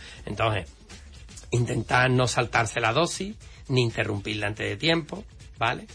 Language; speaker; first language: Spanish; native; Spanish